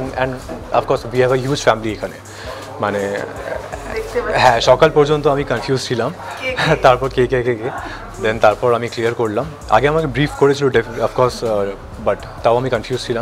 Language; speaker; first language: Bangla; non-native, fluent; Hindi